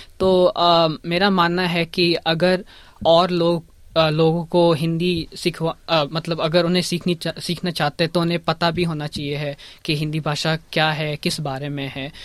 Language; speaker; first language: Hindi; early bilingual, heritage; Hindi